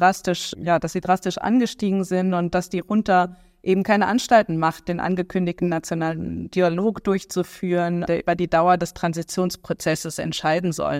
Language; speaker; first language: German; native; German